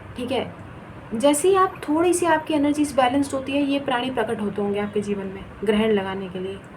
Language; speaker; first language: Hindi; non-native, local second language; Bangla